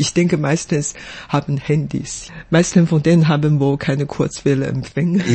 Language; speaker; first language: German; non-native, fluent; Chinese